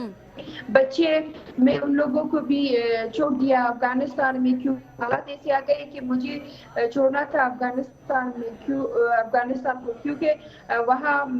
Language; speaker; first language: Hindi; non-native, fluent; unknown